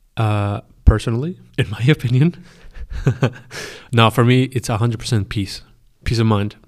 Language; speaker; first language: English; non-native, fluent; Spanish